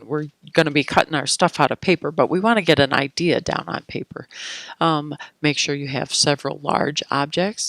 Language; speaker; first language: English; native; English